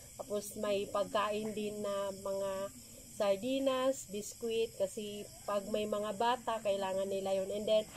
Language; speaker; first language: Filipino; non-native, local second language; Maguindanaon